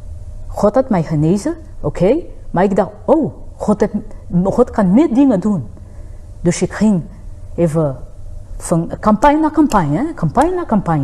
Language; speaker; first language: Dutch; non-native, fluent; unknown